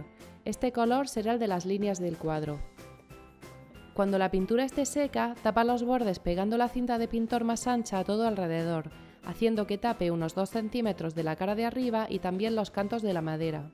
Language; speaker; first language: Spanish; native; Spanish